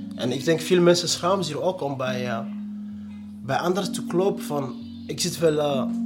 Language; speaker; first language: Dutch; non-native, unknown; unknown